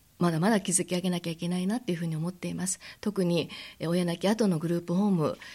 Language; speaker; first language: Japanese; native; Japanese